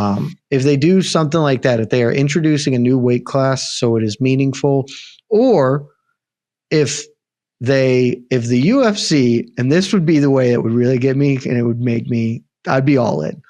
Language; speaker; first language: English; native; English